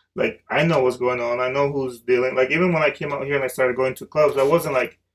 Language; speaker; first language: English; early bilingual, other home language; Spanish